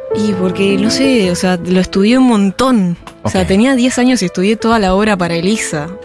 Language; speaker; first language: Spanish; native; Spanish